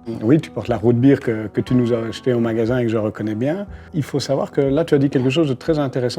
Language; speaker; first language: French; native; French